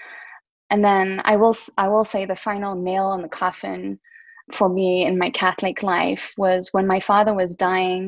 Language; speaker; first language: English; early bilingual, other home language; French